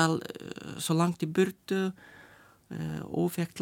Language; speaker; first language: Icelandic; non-native, fluent; Lithuanian